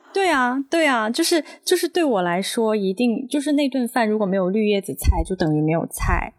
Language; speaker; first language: Chinese; native; Chinese